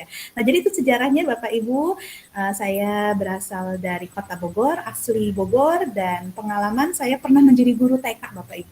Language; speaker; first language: Indonesian; native; Indonesian